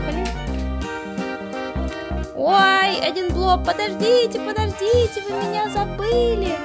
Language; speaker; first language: Russian; native; Russian